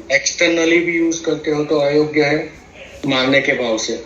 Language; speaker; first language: Hindi; non-native, local second language; Gujarati